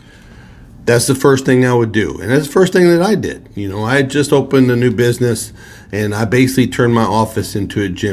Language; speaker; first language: English; native; English